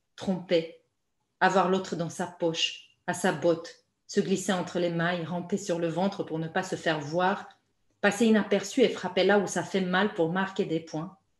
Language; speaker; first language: French; non-native, fluent; Romanian